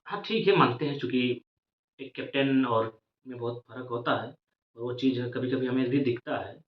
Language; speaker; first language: Hindi; non-native, local second language; Magahi